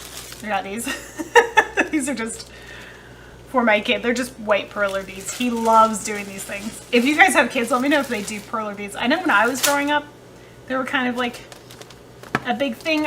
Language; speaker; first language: English; native; English